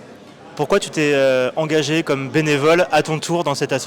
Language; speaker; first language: French; native; French